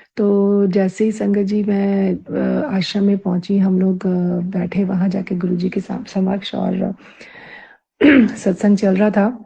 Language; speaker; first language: Hindi; native; Hindi